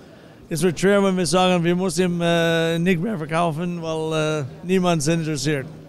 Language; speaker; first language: German; non-native, fluent; English